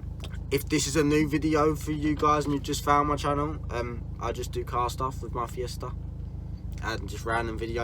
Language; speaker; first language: English; native; English